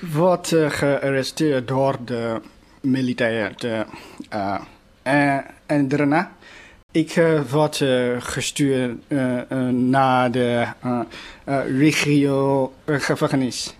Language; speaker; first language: Dutch; non-native, learner; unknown